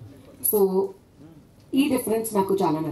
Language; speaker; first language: Telugu; non-native, local second language; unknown